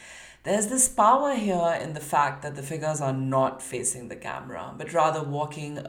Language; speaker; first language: English; non-native, local second language; Urdu